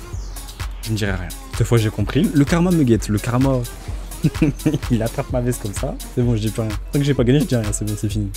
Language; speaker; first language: French; native; French